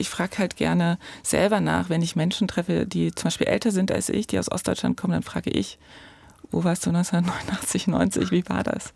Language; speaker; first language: German; native; German